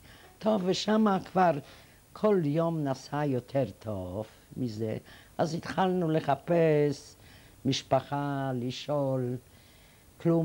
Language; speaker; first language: Hebrew; non-native, fluent; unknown